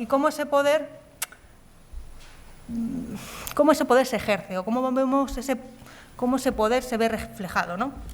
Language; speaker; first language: Spanish; native; Spanish